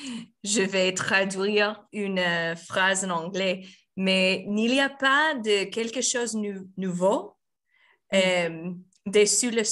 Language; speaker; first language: French; non-native, learner; Spanish